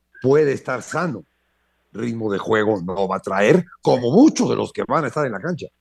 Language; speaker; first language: Spanish; native; Spanish